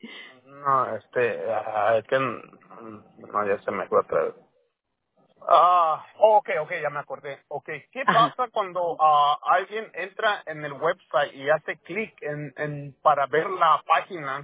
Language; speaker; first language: Spanish; early bilingual, heritage; Spanish